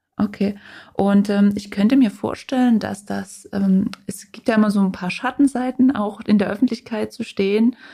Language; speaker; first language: German; native; German